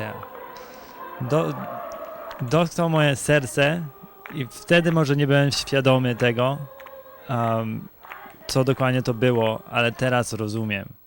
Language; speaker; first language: Polish; early bilingual, heritage; Polish